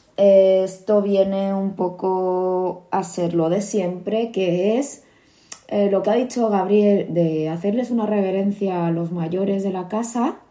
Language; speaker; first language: Spanish; early bilingual, other home language; Korean